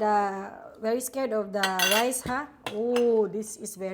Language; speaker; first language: English; non-native, local second language; Filipino